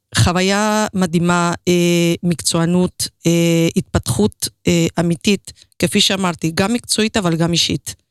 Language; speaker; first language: Hebrew; non-native, fluent; Spanish